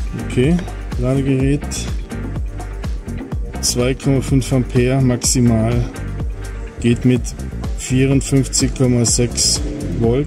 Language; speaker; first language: German; native; German